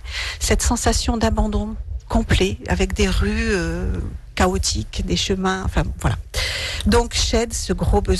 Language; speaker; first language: French; native; French